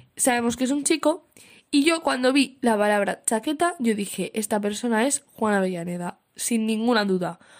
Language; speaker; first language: Spanish; native; Spanish